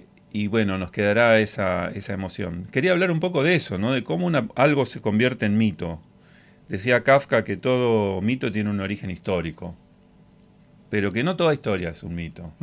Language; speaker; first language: Spanish; native; Spanish